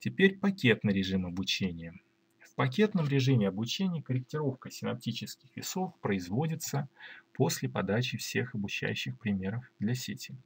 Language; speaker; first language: Russian; native; Russian